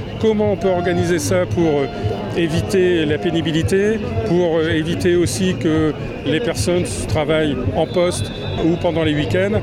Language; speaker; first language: French; native; French